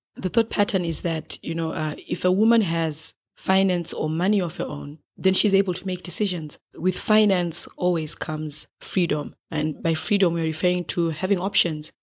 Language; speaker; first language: English; non-native, local second language; Shona